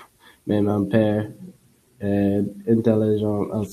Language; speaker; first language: French; non-native, learner; English